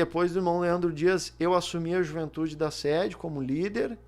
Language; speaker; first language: Portuguese; native; Portuguese